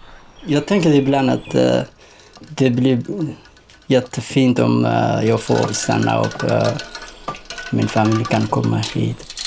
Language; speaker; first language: Swedish; non-native, learner; Persian